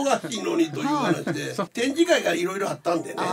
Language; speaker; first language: Japanese; native; Japanese